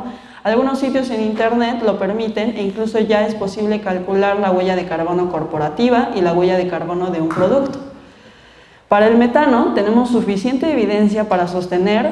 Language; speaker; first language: Spanish; native; Spanish